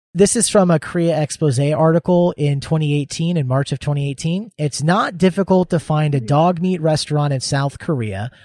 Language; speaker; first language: English; native; English